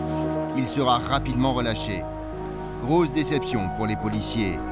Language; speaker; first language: French; native; French